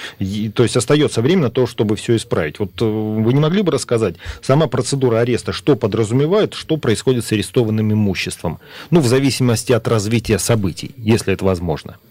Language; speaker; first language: Russian; native; Russian